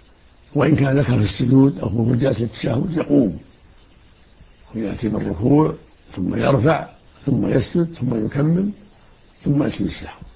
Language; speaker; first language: Arabic; native; Arabic